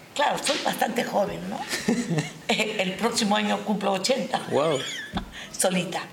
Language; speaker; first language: Spanish; non-native, local second language; Japanese